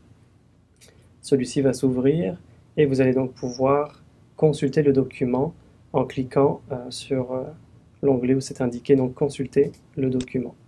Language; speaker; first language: French; native; French